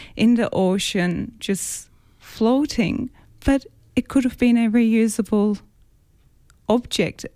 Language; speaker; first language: English; non-native, fluent; Greek